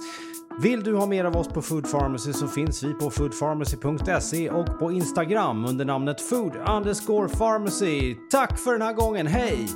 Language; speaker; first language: Swedish; native; Swedish